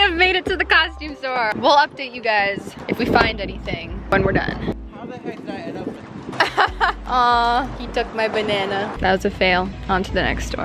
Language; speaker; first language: English; native; English